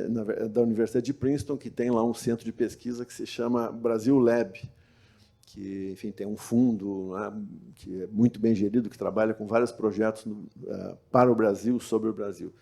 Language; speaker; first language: Portuguese; native; Portuguese